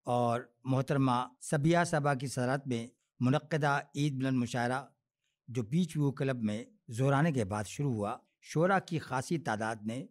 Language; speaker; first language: Urdu; native; Urdu